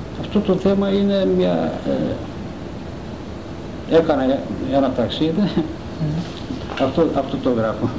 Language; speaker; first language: Greek; non-native, local second language; Turkish